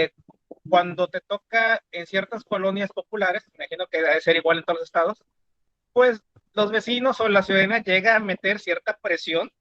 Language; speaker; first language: Spanish; native; Spanish